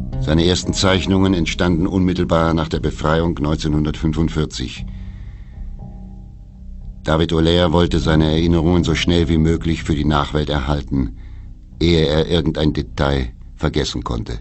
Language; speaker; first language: German; native; German